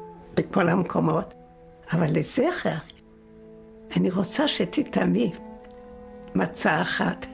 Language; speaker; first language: Hebrew; non-native, fluent; Yiddish